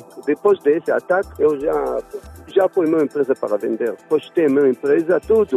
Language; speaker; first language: Portuguese; non-native, learner; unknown